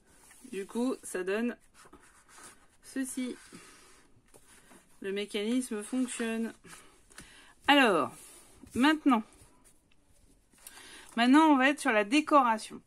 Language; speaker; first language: French; native; French